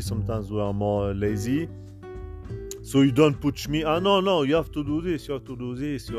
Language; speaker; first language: English; non-native, learner; French